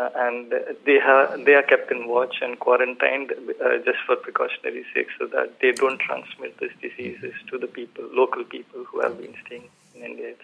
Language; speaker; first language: English; non-native, local second language; Malayalam